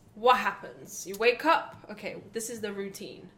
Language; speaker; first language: English; non-native, fluent; Latvian